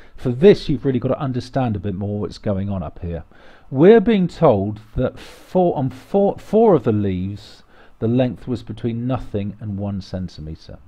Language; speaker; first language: English; native; English